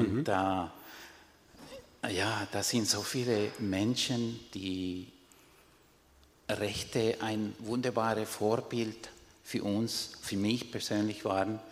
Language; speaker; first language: German; non-native, fluent; Spanish